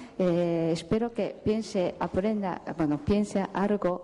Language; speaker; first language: Spanish; non-native, fluent; Japanese